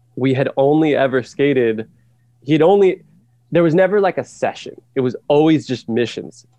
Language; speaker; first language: English; native; English